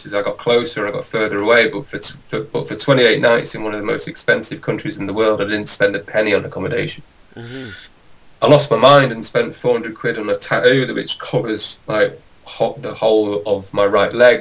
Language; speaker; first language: English; native; English